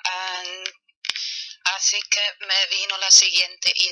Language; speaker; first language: Spanish; non-native, fluent; German